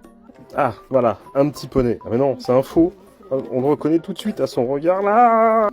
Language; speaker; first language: French; native; French